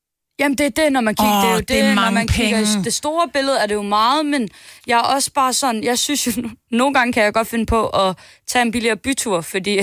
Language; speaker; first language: Danish; native; Danish